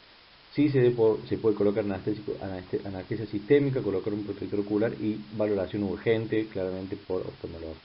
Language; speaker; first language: Spanish; native; Spanish